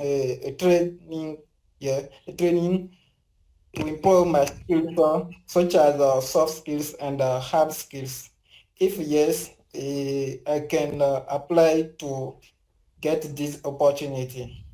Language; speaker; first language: English; non-native, learner; French